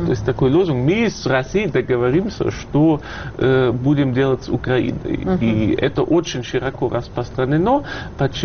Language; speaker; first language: Russian; non-native, fluent; German